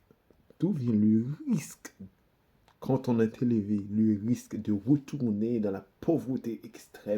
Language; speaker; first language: French; non-native, local second language; Haitian Creole